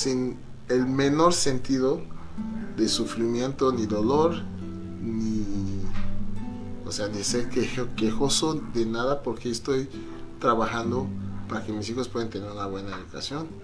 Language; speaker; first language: Spanish; non-native, fluent; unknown